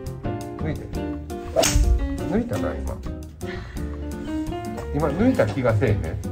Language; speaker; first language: Japanese; native; Japanese